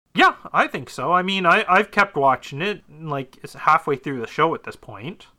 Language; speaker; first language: English; native; English